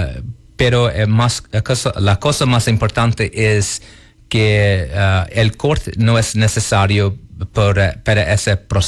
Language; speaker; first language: Spanish; non-native, learner; Portuguese